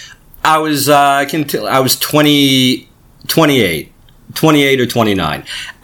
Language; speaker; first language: English; native; English